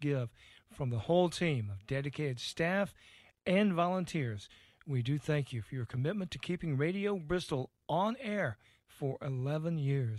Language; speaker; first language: English; native; English